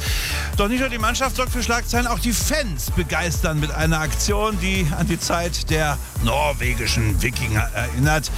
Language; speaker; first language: German; native; German